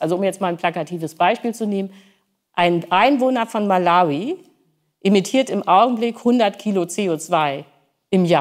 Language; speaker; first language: German; native; German